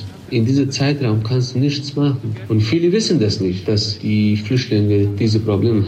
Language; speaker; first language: German; non-native, fluent; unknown